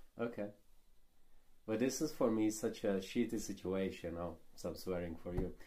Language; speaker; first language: English; non-native, fluent; Hungarian